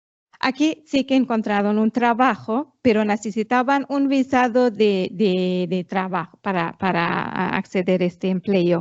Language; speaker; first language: Spanish; non-native, fluent; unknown